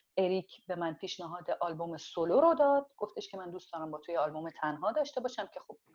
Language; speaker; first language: Persian; non-native, local second language; Azerbaijani